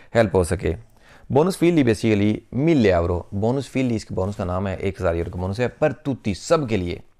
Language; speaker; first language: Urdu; non-native, local second language; Punjabi